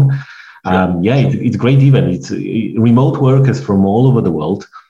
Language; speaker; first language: English; non-native, fluent; Polish